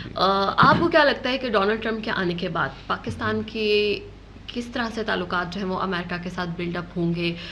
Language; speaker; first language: Urdu; native; Urdu